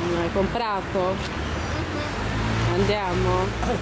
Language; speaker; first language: Italian; non-native, learner; Portuguese